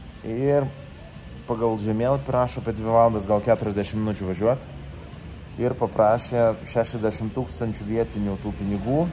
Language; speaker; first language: Lithuanian; native; Lithuanian